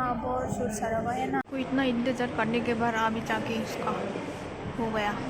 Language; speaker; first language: Hindi; non-native, local second language; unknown